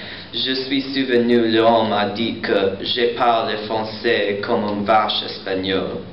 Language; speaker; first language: French; non-native, learner; English